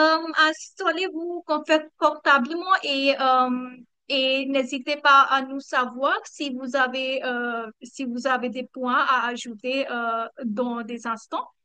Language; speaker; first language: French; non-native, learner; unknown